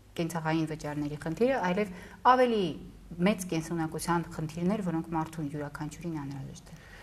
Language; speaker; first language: Armenian; native; Armenian